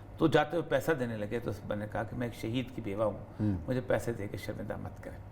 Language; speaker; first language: Urdu; non-native, local second language; Pashto